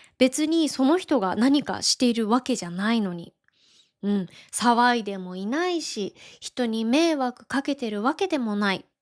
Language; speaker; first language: Japanese; native; Japanese